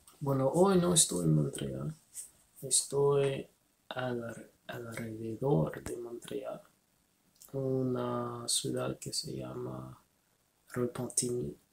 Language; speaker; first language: Spanish; non-native, learner; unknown